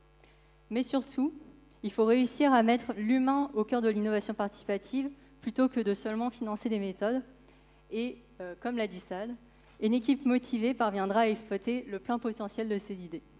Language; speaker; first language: French; native; French